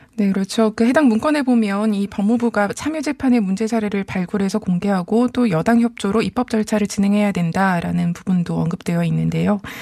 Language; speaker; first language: Korean; native; Korean